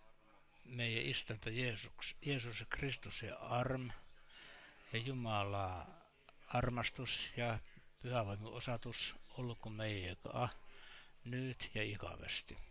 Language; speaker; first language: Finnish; non-native, learner; Estonian